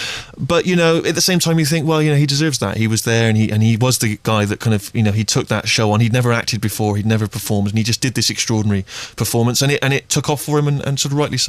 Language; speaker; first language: English; native; English